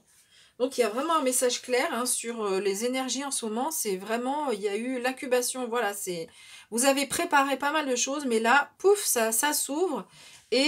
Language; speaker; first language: French; native; French